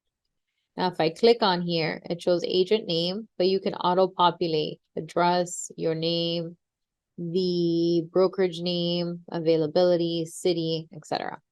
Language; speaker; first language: English; native; English